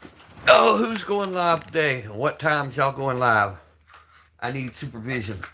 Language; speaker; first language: English; native; English